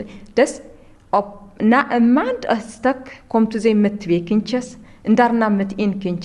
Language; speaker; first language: Dutch; non-native, learner; Tigrinya